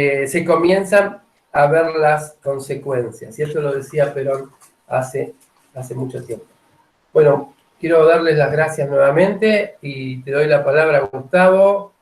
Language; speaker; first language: Spanish; native; Spanish